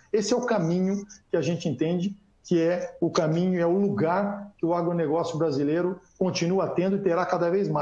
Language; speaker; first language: Portuguese; native; Portuguese